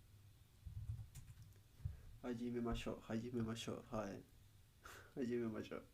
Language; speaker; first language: Japanese; non-native, learner; Spanish